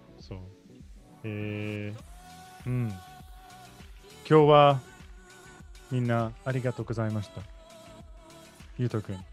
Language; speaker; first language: Japanese; non-native, learner; English